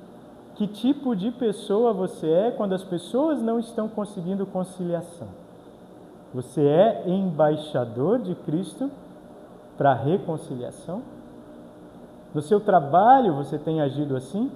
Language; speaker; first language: Portuguese; native; Portuguese